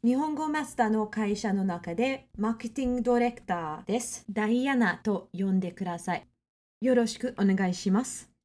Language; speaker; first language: Japanese; non-native, learner; English